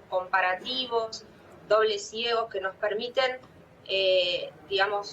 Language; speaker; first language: Spanish; native; Spanish